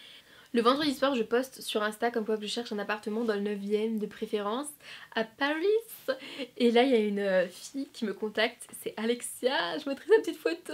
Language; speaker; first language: French; native; French